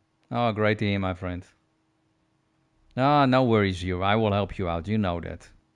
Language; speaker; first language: English; non-native, fluent; Dutch